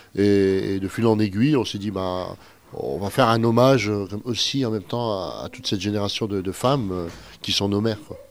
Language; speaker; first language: French; native; French